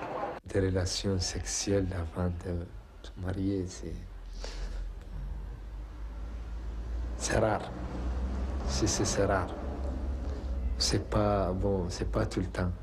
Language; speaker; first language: French; non-native, local second language; Arabic